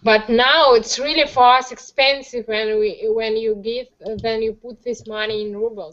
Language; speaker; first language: English; non-native, learner; Russian